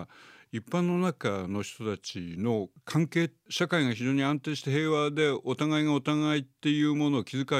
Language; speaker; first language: Japanese; native; Japanese